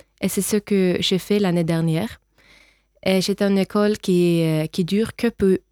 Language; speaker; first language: French; non-native, learner; Norwegian